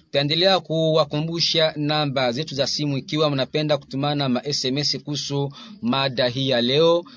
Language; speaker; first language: Swahili; native; Swahili